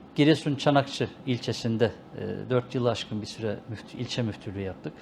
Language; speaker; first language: Turkish; native; Turkish